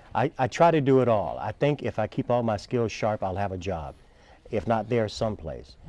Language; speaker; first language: English; native; English